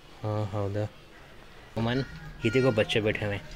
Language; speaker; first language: Chinese; non-native, learner; Urdu